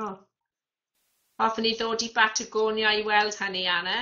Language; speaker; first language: Welsh; non-native, fluent; English